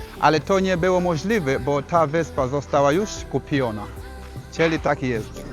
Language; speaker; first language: Polish; non-native, fluent; Swahili